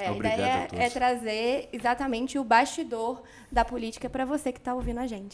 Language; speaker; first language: Portuguese; native; Portuguese